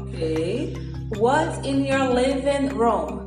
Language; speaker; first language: English; non-native, fluent; Portuguese